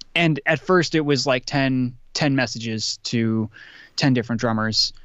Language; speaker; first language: English; native; English